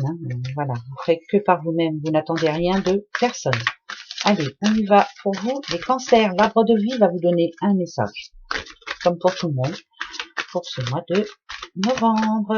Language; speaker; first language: French; native; French